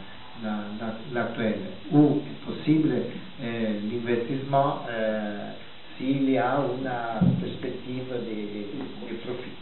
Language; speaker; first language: French; non-native, fluent; Italian